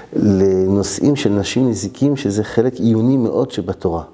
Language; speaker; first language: Hebrew; early bilingual, heritage; French